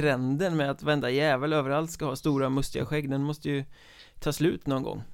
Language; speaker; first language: Swedish; native; Swedish